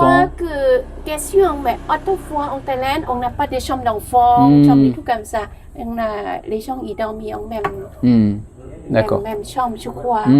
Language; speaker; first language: French; non-native, learner; Thai